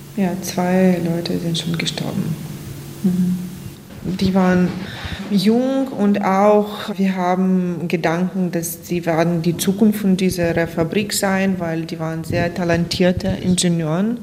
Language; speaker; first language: German; non-native, fluent; Ukrainian